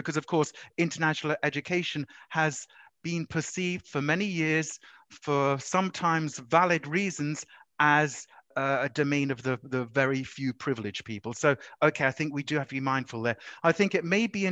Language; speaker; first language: English; native; English